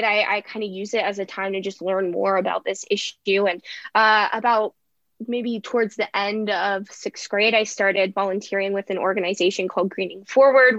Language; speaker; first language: English; native; English